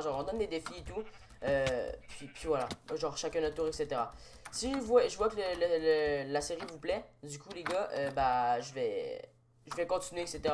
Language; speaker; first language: French; native; French